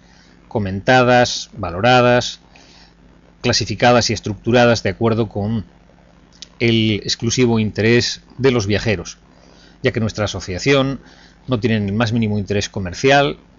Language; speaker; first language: Spanish; native; Spanish